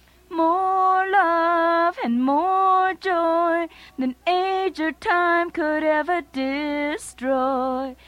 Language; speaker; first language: English; early bilingual, other home language; Spanish